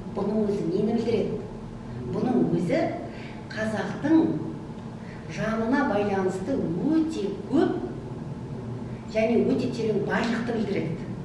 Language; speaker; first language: Kazakh; non-native, local second language; Russian